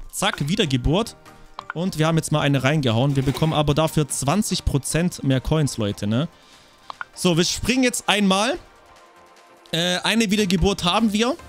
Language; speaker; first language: German; native; German